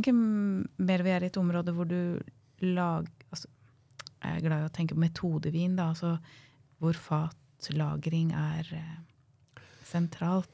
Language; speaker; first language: Norwegian; native; Norwegian